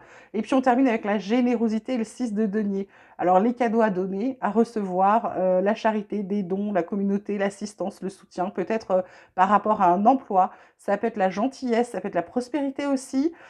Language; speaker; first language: French; native; French